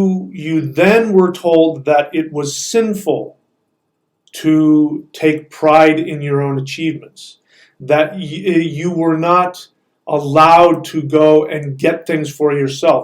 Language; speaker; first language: English; native; English